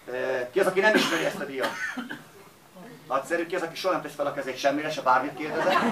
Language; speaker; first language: Hungarian; native; Hungarian